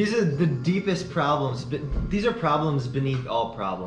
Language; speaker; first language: English; native; English